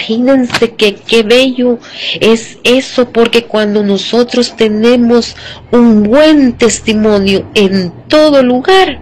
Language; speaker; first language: Spanish; native; Spanish